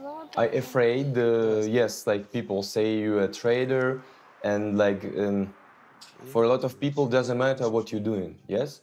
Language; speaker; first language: English; non-native, learner; Ukrainian